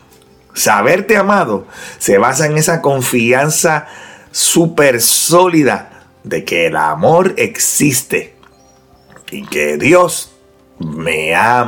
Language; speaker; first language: Spanish; native; Spanish